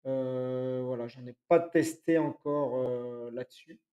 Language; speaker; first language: French; native; French